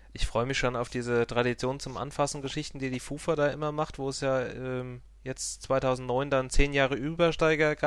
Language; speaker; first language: German; native; German